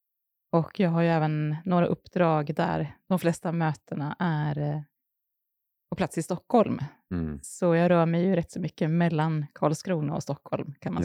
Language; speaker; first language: Swedish; native; Swedish